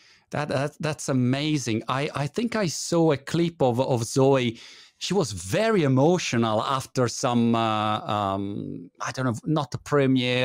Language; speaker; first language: English; non-native, fluent; Italian